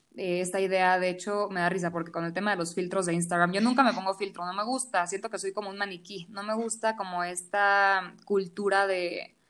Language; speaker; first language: Spanish; native; Spanish